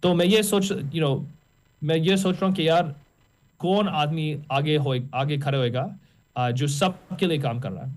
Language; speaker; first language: Urdu; native; Urdu